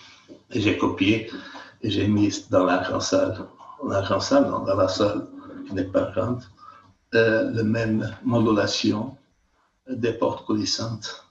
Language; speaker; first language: French; non-native, fluent; Portuguese